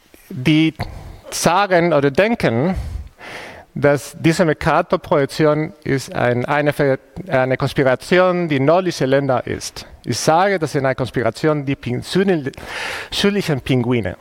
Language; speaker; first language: German; non-native, fluent; Spanish